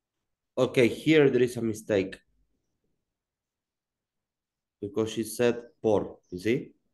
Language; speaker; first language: English; non-native, learner; Spanish